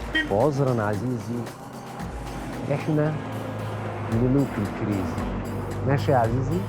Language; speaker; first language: Arabic; native; Arabic